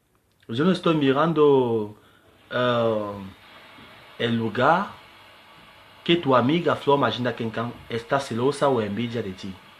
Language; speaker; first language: Spanish; non-native, learner; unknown